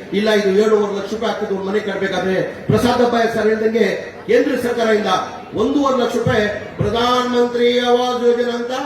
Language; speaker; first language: Kannada; non-native, local second language; Urdu